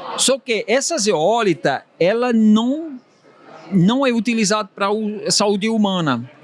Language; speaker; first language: Portuguese; non-native, fluent; Swiss German